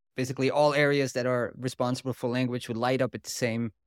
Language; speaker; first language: English; non-native, fluent; German